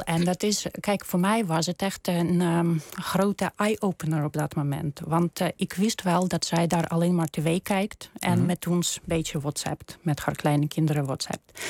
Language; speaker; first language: Dutch; non-native, fluent; Russian